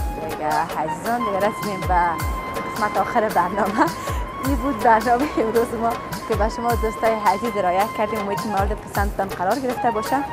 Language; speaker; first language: Persian; native; Persian